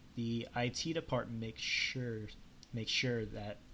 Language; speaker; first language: English; native; English